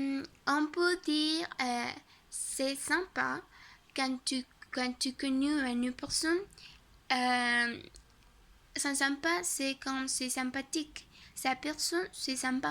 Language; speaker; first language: French; non-native, learner; Spanish